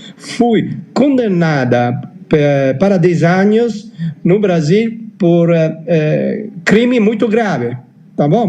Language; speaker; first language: Portuguese; non-native, fluent; Italian